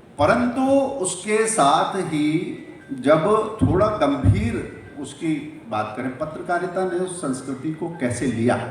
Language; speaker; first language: Hindi; native; Hindi